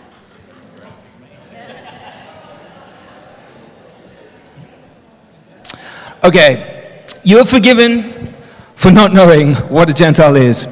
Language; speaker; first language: English; native; English